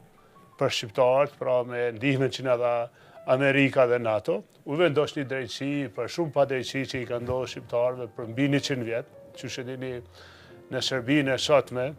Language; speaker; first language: Albanian; native; Albanian